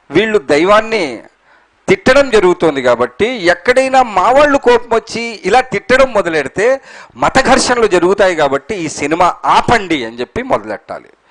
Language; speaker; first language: Telugu; non-native, local second language; Urdu